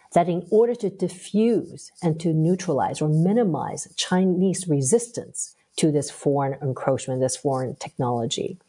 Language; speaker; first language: English; early bilingual, other home language; Chinese